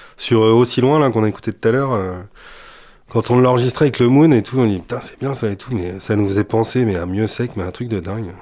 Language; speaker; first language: French; native; French